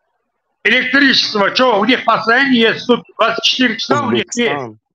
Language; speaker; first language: Russian; non-native, local second language; Tajik